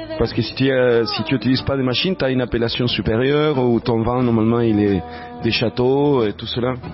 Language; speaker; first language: French; native; French